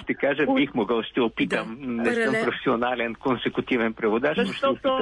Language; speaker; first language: Bulgarian; native; Bulgarian